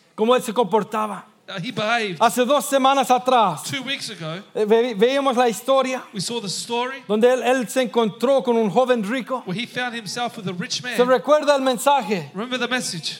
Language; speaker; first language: Spanish; non-native, fluent; English